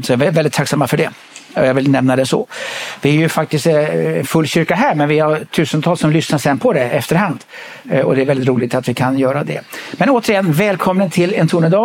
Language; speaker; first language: Swedish; native; Swedish